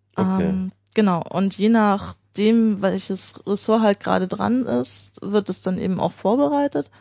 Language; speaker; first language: German; native; German